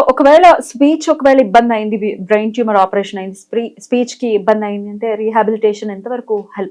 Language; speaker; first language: Telugu; native; Telugu